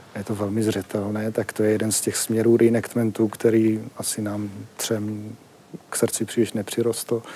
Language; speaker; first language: Czech; native; Czech